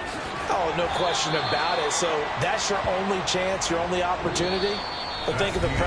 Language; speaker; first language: English; native; English